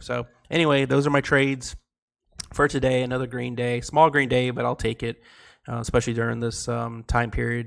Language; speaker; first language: English; native; English